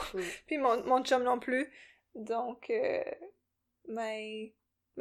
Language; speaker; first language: French; non-native, local second language; English